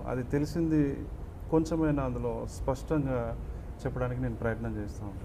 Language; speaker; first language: Telugu; native; Telugu